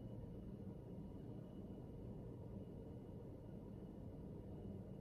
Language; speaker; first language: Chinese; native; Chinese